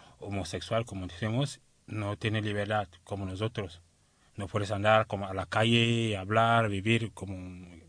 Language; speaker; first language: Spanish; non-native, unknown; French